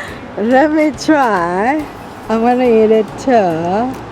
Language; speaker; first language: English; non-native, fluent; Japanese